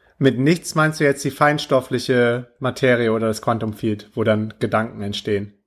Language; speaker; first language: German; native; German